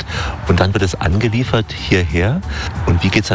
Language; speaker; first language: German; native; German